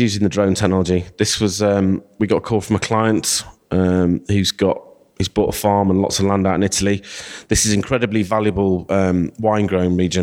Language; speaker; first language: English; native; English